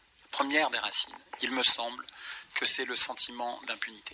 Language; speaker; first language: French; native; French